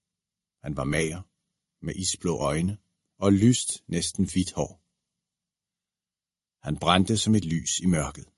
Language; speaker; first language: Danish; native; Danish